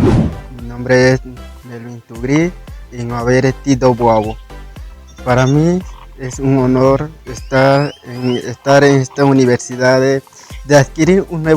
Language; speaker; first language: Spanish; non-native, local second language; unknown